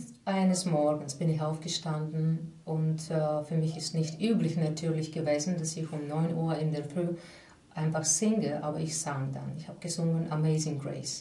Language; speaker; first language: German; non-native, fluent; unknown